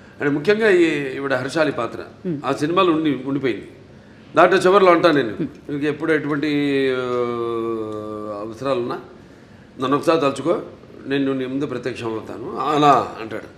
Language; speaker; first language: Telugu; native; Telugu